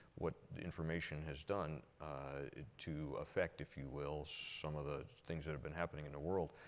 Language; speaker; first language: English; native; English